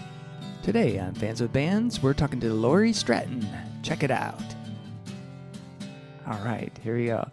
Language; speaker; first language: English; native; English